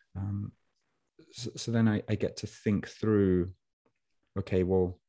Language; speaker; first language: English; native; English